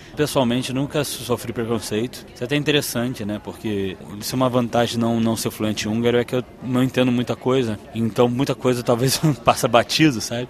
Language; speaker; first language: Portuguese; native; Portuguese